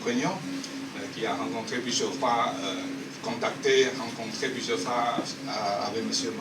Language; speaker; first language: French; non-native, fluent; Chinese